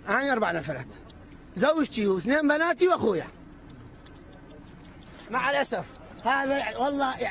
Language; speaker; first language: Arabic; native; Arabic